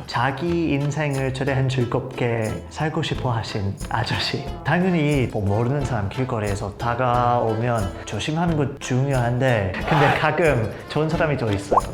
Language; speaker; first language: Korean; non-native, fluent; English